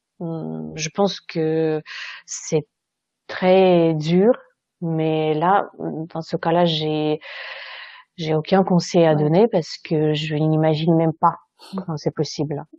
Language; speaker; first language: French; non-native, fluent; Russian